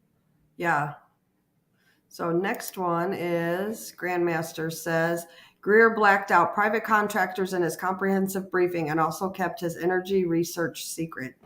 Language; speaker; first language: English; native; English